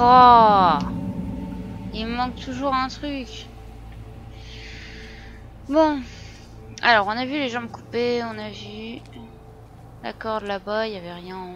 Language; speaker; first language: French; native; French